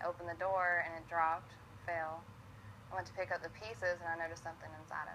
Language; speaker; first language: English; native; English